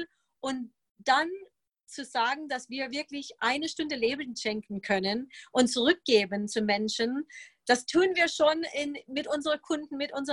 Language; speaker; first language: German; non-native, fluent; English